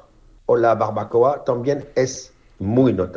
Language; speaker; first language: Spanish; non-native, fluent; French